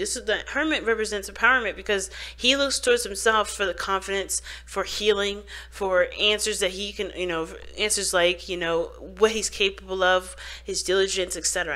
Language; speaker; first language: English; native; English